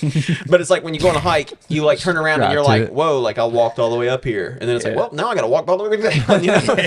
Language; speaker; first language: English; native; English